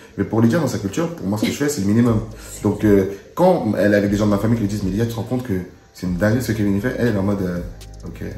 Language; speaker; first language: French; early bilingual, other home language; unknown